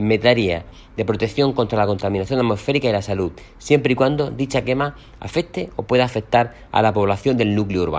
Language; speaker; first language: Spanish; native; Spanish